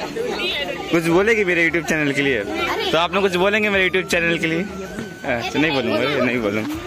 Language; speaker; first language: Hindi; native; Hindi